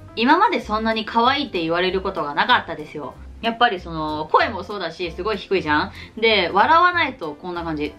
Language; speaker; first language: Japanese; non-native, fluent; Cantonese